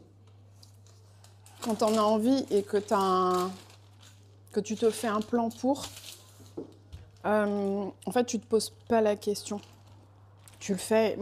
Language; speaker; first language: French; native; French